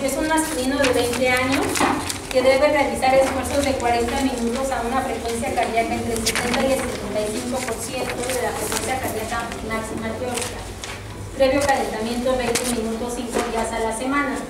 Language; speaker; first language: Spanish; native; Spanish